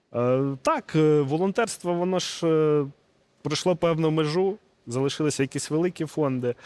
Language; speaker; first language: Ukrainian; non-native, local second language; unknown